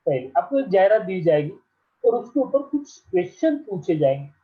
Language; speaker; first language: Hindi; non-native, local second language; Marathi